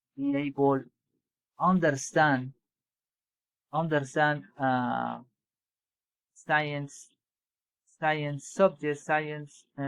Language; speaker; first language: English; non-native, learner; Spanish